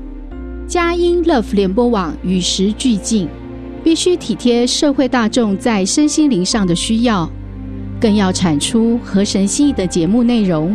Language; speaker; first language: Chinese; native; Chinese